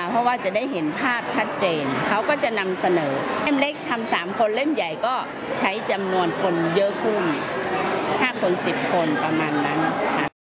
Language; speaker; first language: Thai; native; Thai